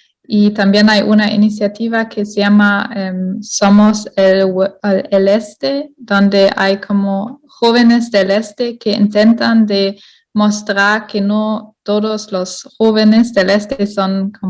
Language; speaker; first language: Spanish; non-native, fluent; German